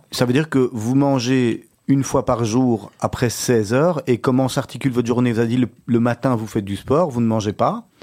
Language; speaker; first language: French; native; French